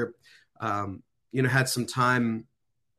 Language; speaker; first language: English; native; English